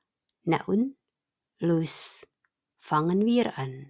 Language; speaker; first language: German; non-native, fluent; Indonesian